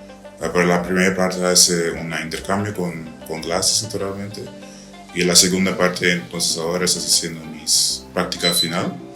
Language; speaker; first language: Spanish; non-native, learner; Dutch